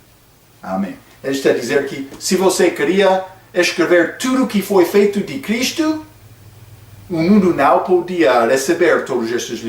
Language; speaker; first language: Portuguese; non-native, fluent; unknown